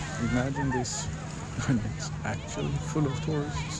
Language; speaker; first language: English; non-native, fluent; Swedish